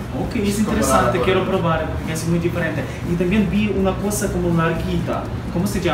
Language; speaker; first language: Spanish; non-native, fluent; Ukrainian